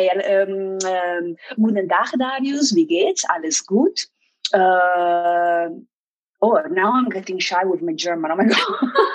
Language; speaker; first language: English; non-native, fluent; Italian